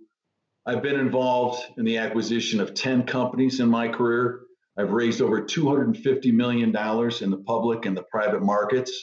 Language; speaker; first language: English; native; English